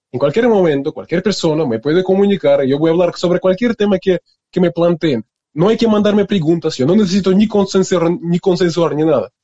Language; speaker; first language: Spanish; non-native, fluent; Russian